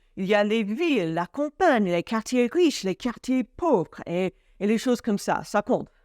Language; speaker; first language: French; non-native, fluent; English